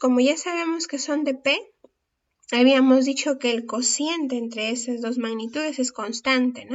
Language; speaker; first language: Spanish; native; Spanish